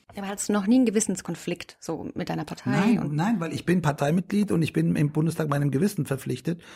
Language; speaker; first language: German; early bilingual, other home language; Persian